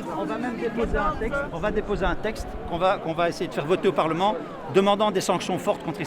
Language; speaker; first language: French; native; French